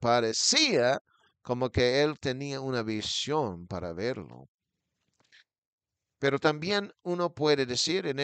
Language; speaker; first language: Spanish; non-native, fluent; English